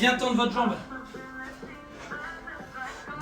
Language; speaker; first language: French; native; French